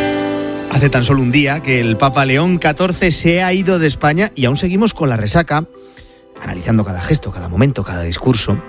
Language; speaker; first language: Spanish; native; Spanish